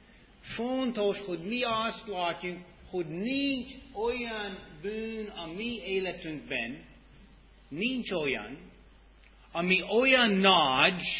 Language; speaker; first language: Hungarian; non-native, fluent; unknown